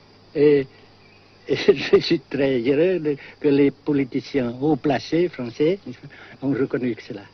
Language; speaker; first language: French; non-native, local second language; Vietnamese